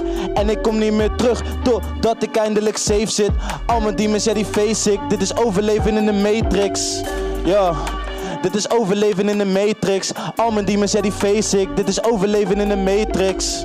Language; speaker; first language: Dutch; native; Dutch